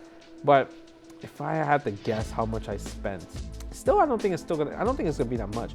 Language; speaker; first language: English; native; English